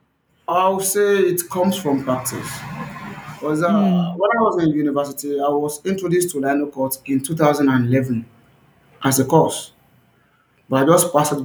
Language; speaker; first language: English; non-native, local second language; Yoruba